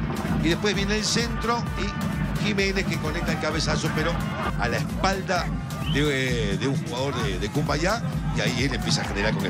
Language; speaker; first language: Spanish; native; Spanish